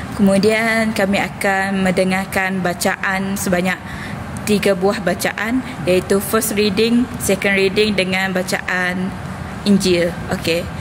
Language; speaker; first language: Malay; non-native, local second language; Iban